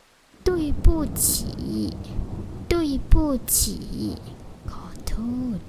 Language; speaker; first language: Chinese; non-native, fluent; Lao